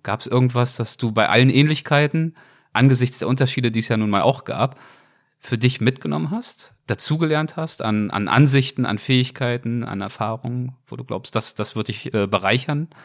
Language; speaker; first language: German; native; German